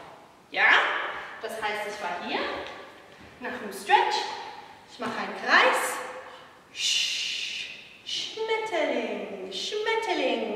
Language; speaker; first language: German; non-native, fluent; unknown